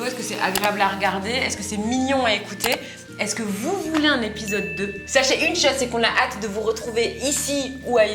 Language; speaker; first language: French; native; French